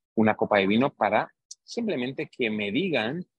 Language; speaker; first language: Spanish; non-native, fluent; Hungarian